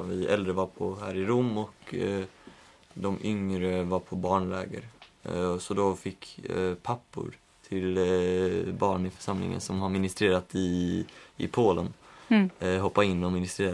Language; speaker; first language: Swedish; native; Swedish